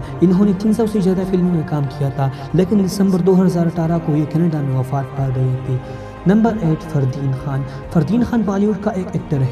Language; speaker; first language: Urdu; non-native, local second language; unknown